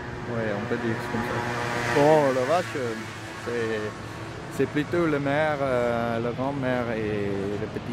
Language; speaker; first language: French; non-native, learner; Dutch